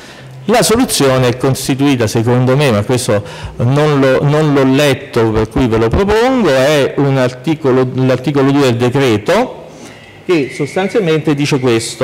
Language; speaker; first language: Italian; native; Italian